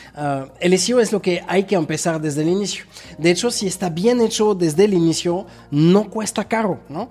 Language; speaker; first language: Spanish; non-native, fluent; French